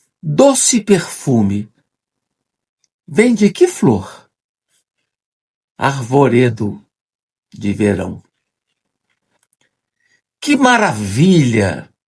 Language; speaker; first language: Portuguese; native; Portuguese